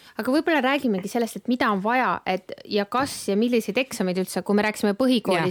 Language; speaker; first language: Estonian; native; Estonian